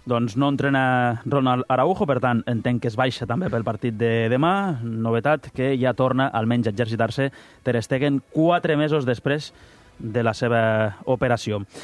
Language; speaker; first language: Catalan; native; Catalan